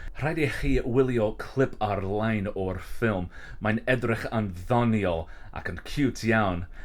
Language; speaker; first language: Welsh; non-native, learner; English